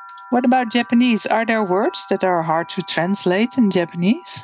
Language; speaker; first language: English; non-native, fluent; Dutch